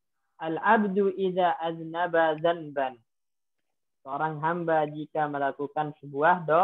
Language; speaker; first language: Indonesian; native; Indonesian